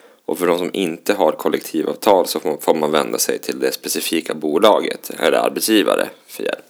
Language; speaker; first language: Swedish; native; Swedish